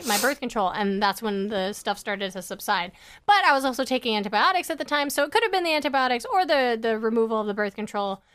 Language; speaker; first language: English; native; English